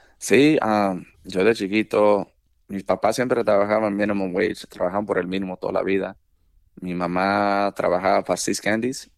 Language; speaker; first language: Spanish; early bilingual, heritage; Spanish